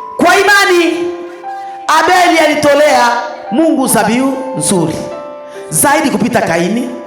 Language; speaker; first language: Swahili; non-native, local second language; Nande